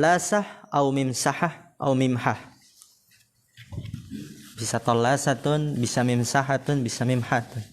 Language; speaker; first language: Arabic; non-native, fluent; Indonesian